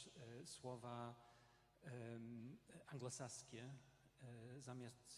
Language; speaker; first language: Polish; non-native, fluent; English